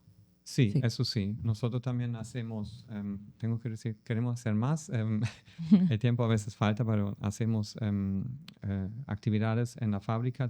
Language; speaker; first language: Spanish; non-native, fluent; German